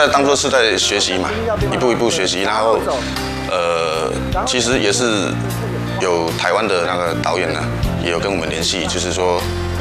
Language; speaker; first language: Chinese; non-native, local second language; Min Nan Chinese